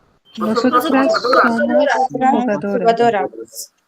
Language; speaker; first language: Spanish; non-native, learner; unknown